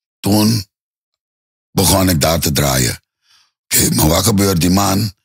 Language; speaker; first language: Dutch; non-native, local second language; Papiamento